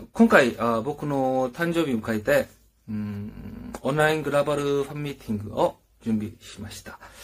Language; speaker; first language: Japanese; non-native, learner; Korean